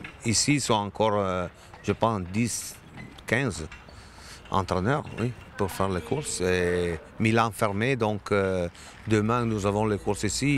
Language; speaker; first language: French; non-native, learner; Italian